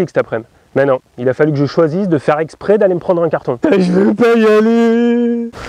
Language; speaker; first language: French; native; French